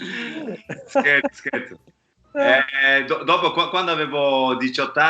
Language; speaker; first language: Italian; non-native, learner; Japanese